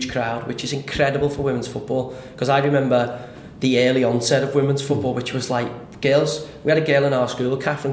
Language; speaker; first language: English; native; English